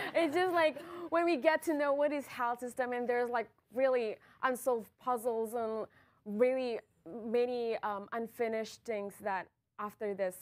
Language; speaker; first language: English; non-native, fluent; Indonesian